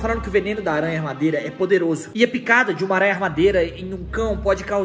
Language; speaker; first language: Portuguese; native; Portuguese